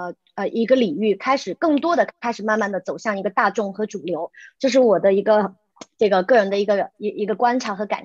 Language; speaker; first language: Chinese; native; Chinese